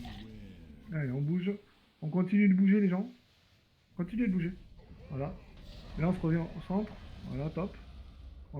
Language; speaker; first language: French; native; French